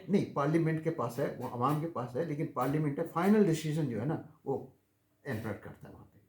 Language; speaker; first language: Urdu; native; Urdu